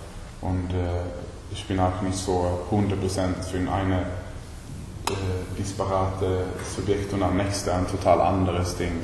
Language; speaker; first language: German; non-native, learner; Swedish